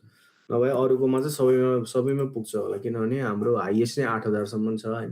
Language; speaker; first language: Nepali; native; Nepali